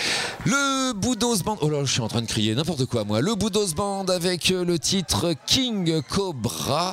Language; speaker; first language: French; native; French